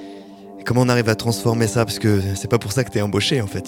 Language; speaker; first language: French; native; French